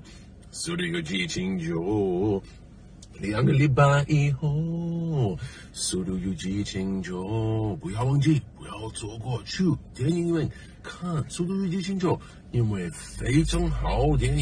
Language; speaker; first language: Chinese; non-native, learner; English